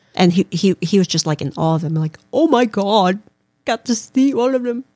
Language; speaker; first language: English; non-native, local second language; Filipino